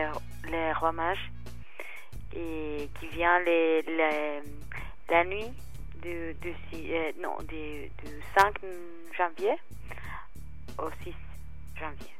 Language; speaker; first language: French; non-native, fluent; Spanish